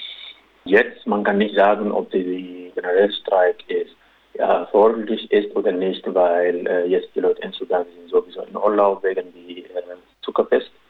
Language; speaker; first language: German; non-native, local second language; Arabic